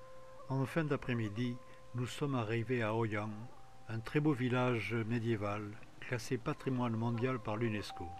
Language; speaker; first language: French; native; French